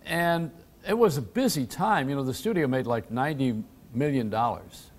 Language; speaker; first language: English; native; English